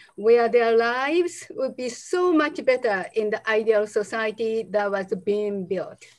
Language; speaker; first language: English; non-native, fluent; Japanese